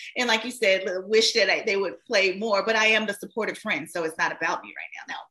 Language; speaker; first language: English; native; English